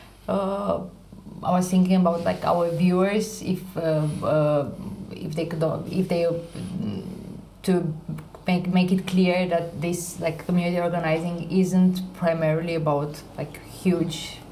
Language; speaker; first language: English; non-native, fluent; Romanian